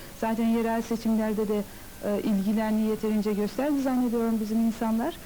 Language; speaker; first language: Turkish; early bilingual, heritage; Turkish